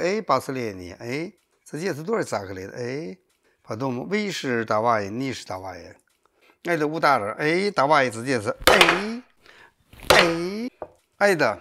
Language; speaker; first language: Russian; non-native, learner; Chinese